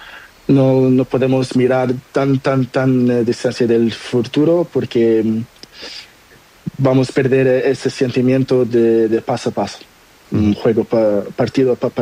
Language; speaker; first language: Spanish; non-native, learner; Portuguese